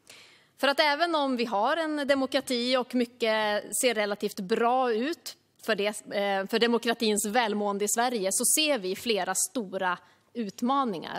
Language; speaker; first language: Swedish; native; Swedish